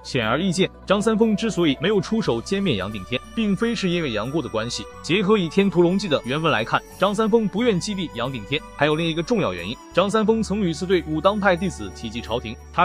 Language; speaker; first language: Chinese; native; Chinese